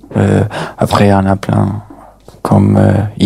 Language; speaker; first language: French; non-native, fluent; Albanian